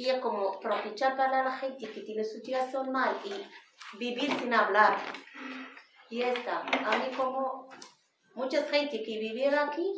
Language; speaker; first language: Spanish; non-native, learner; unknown